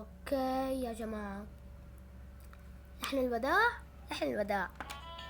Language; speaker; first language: Arabic; native; Arabic